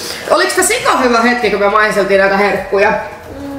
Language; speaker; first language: Finnish; native; Finnish